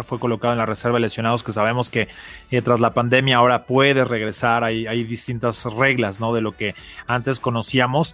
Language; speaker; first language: Spanish; native; Spanish